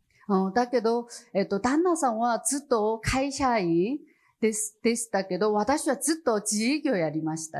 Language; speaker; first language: Japanese; non-native, learner; Chinese